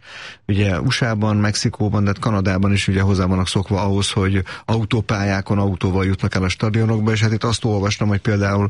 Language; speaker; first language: Hungarian; native; Hungarian